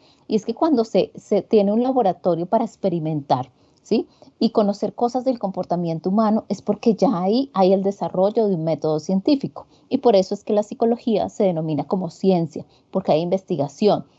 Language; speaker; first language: Spanish; native; Spanish